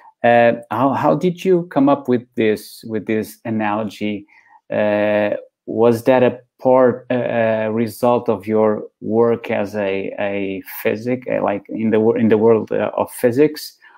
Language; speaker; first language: English; non-native, fluent; Portuguese